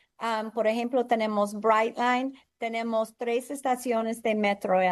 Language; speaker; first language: Spanish; non-native, learner; English